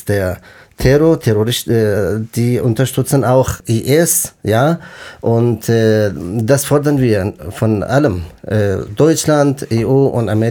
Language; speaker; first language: German; non-native, fluent; Kurdish